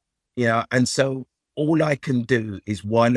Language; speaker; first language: English; early bilingual, other home language; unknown